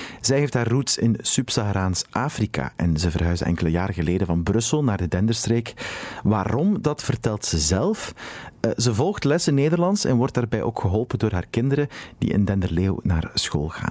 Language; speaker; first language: Dutch; native; Dutch